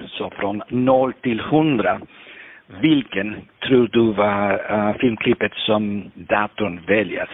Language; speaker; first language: Swedish; non-native, fluent; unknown